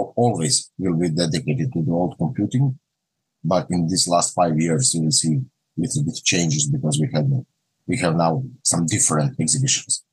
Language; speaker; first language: English; non-native, learner; Croatian